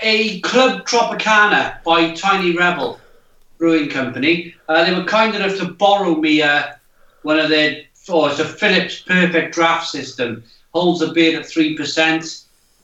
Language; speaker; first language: English; native; English